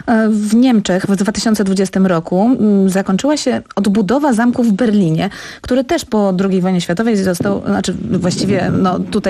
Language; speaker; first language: Polish; native; Polish